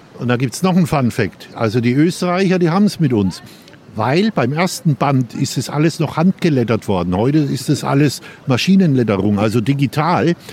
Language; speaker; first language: German; native; German